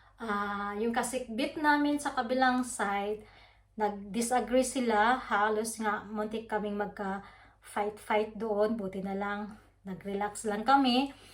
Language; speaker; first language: Filipino; non-native, local second language; Waray